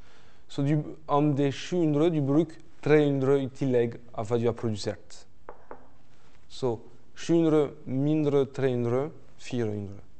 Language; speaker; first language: Norwegian; non-native, fluent; French